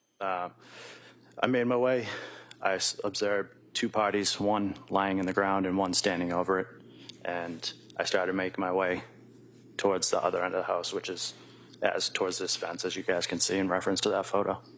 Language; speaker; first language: English; native; English